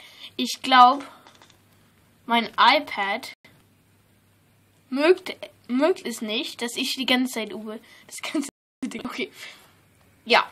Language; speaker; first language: German; non-native, fluent; English